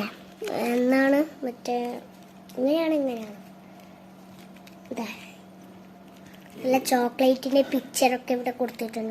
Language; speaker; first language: Malayalam; native; Malayalam